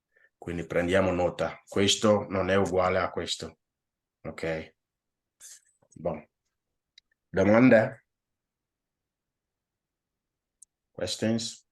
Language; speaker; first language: Italian; non-native, fluent; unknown